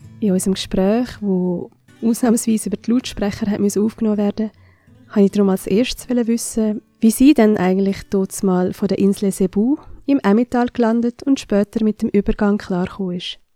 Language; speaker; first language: German; native; German